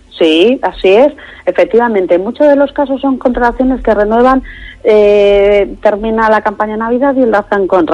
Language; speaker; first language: Spanish; native; Spanish